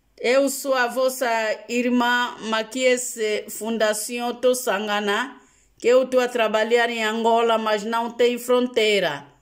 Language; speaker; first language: Portuguese; non-native, local second language; Lingala